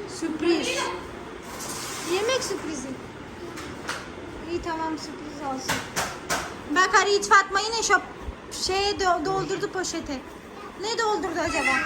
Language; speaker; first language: Turkish; non-native, fluent; Urdu